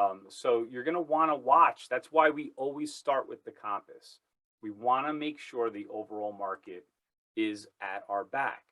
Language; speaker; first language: English; native; English